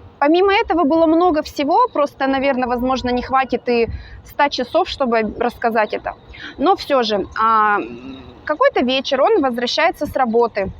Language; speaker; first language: Russian; native; Russian